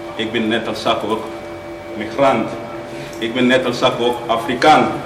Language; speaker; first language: Dutch; non-native, fluent; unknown